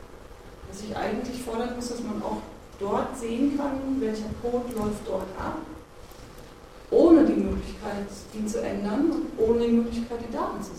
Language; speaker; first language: German; native; German